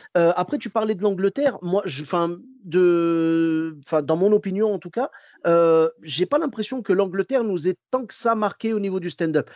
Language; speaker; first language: French; early bilingual, other home language; Arabic